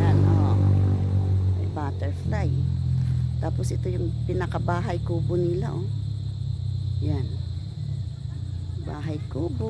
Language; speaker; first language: Filipino; non-native, local second language; Hiligaynon